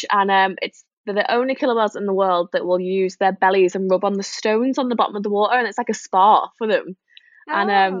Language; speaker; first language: English; native; English